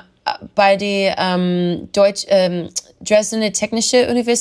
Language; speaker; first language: German; non-native, learner; English